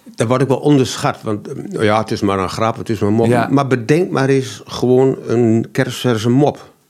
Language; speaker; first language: Dutch; native; Dutch